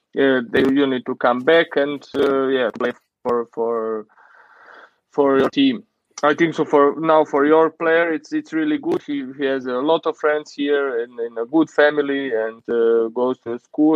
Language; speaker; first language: English; non-native, learner; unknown